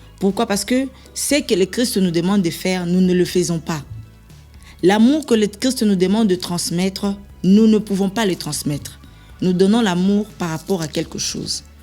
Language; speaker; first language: French; non-native, local second language; Lingala